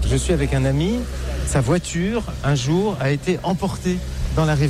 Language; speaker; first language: French; native; French